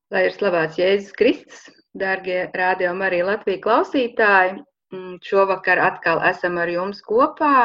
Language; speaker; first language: Latvian; native; Latvian